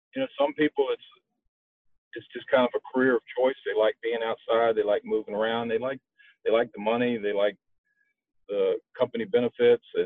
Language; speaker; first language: English; native; English